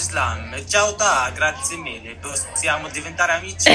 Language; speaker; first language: Italian; non-native, learner; Arabic